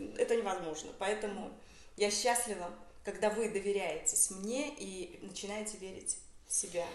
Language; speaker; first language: Russian; native; Russian